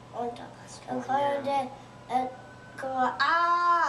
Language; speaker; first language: Japanese; early bilingual, heritage; Japanese